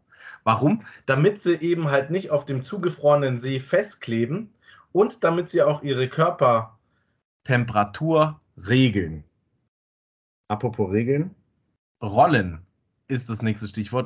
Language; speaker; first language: German; native; German